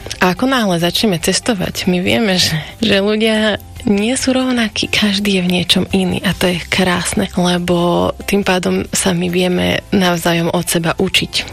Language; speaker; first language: Slovak; non-native, local second language; Hungarian